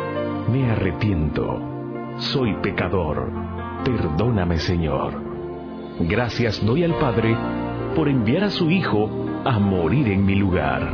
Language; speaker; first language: Spanish; native; Spanish